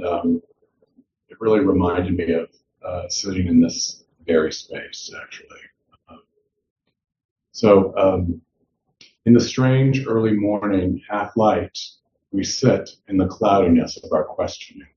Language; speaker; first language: English; native; English